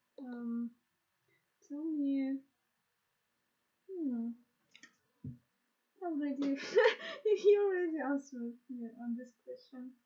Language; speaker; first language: English; non-native, learner; Russian